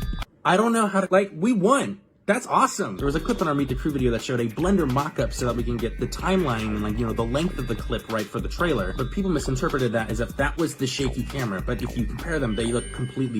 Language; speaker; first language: English; native; English